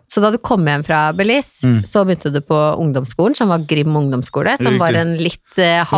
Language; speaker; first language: Norwegian; native; Norwegian